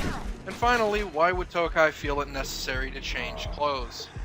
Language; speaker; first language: English; native; English